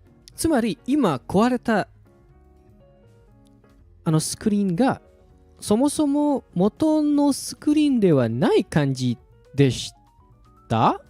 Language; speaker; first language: Japanese; non-native, fluent; Indonesian